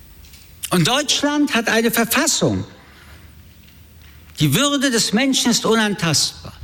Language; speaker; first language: German; early bilingual, other home language; French